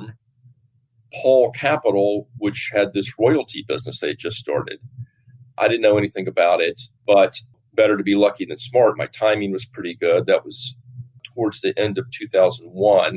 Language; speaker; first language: English; native; English